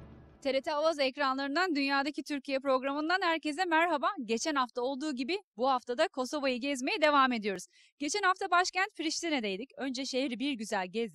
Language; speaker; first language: Turkish; native; Turkish